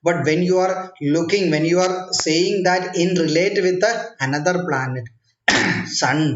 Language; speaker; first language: English; non-native, local second language; Malayalam